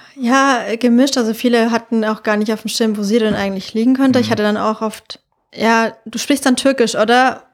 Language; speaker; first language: German; native; German